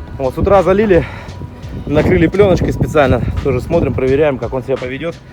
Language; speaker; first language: Russian; native; Russian